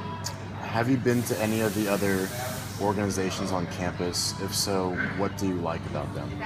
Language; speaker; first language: English; native; English